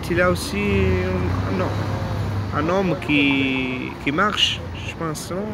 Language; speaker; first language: French; non-native, learner; Italian